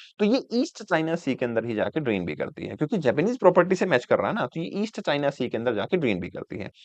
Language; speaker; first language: Hindi; native; Hindi